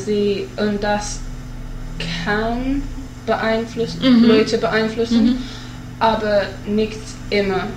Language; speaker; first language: German; non-native, learner; English